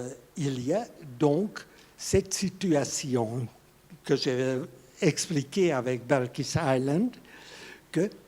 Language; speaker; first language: French; non-native, fluent; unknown